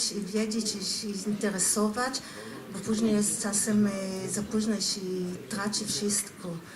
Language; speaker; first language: Polish; non-native, fluent; Hebrew